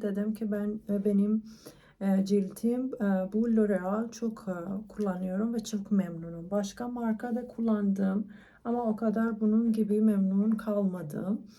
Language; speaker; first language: Turkish; non-native, learner; Persian